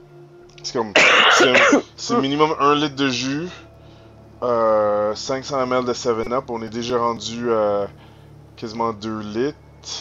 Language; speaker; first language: French; native; French